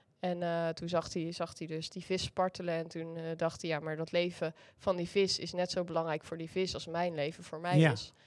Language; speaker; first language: Dutch; native; Dutch